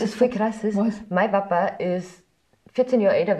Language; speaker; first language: German; native; German